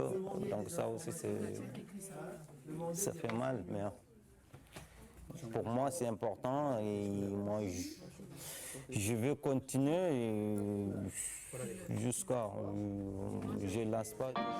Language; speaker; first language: French; non-native, learner; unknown